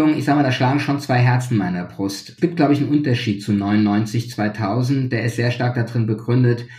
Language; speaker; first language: German; native; German